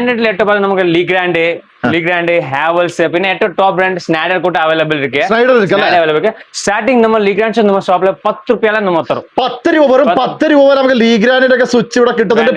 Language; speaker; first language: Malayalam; non-native, learner; Tamil